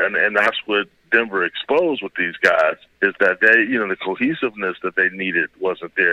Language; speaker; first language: English; native; English